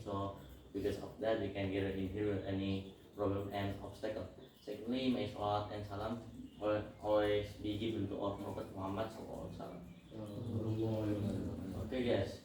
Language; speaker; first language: English; non-native, learner; Indonesian